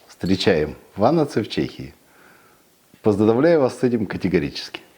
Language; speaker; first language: Russian; native; Russian